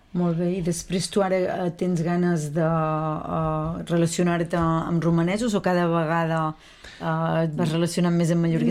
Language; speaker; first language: Catalan; native; Catalan